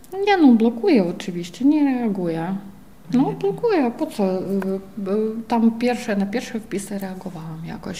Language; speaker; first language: Polish; non-native, fluent; Ukrainian